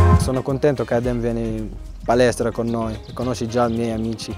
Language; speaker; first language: Italian; non-native, learner; Arabic